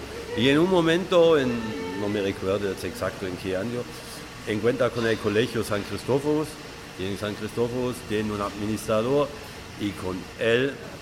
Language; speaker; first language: Spanish; non-native, fluent; German